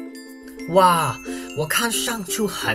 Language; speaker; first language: Chinese; non-native, learner; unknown